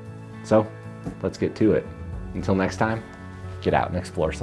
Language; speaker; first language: English; native; English